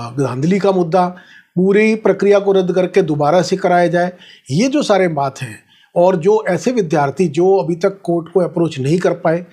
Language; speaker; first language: Hindi; native; Hindi